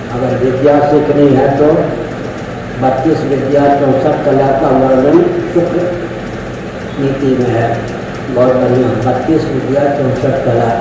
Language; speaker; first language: Hindi; non-native, local second language; Maithili